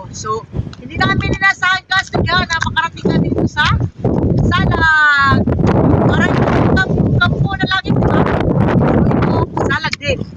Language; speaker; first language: Filipino; non-native, local second language; Cebuano